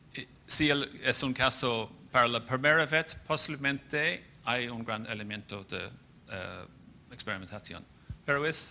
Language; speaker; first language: Spanish; non-native, fluent; English